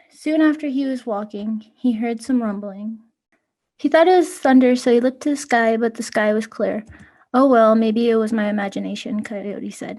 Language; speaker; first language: English; native; English